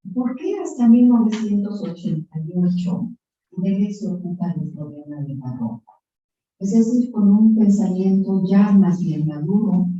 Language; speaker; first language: Spanish; native; Spanish